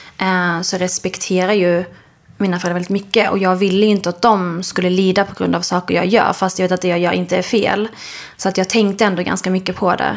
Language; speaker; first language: Swedish; early bilingual, other home language; Arabic